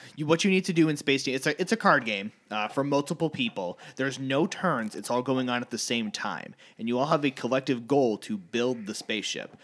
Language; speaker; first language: English; native; English